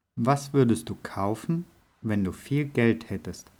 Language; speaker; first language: German; native; German